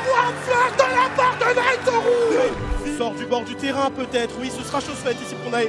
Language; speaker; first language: French; native; French